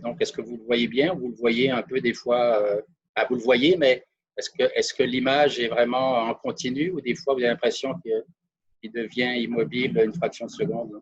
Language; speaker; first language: French; native; French